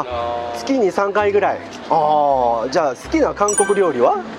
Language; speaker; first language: Japanese; non-native, fluent; Korean